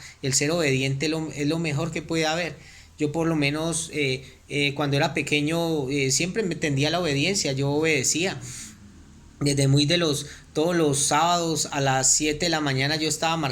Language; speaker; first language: Spanish; native; Spanish